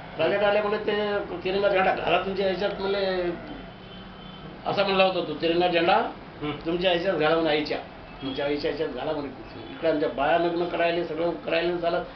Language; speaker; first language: Marathi; non-native, local second language; Lambadi